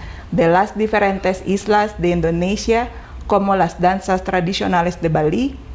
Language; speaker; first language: Spanish; non-native, fluent; Indonesian